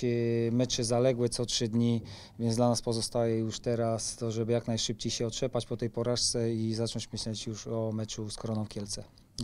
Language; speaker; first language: Polish; native; Polish